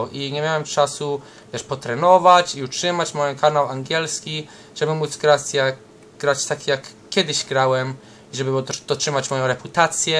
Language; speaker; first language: Polish; early bilingual, heritage; English